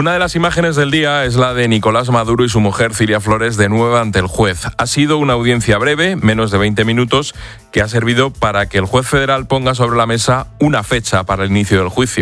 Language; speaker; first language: Spanish; native; Spanish